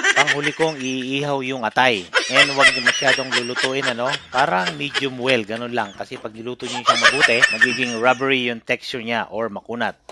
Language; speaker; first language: Filipino; non-native, local second language; Iloko